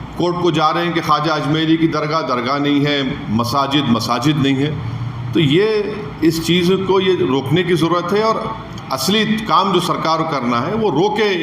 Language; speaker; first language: Hindi; native; Hindi